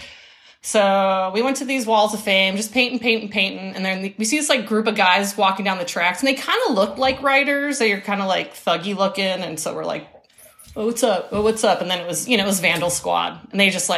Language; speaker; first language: English; native; English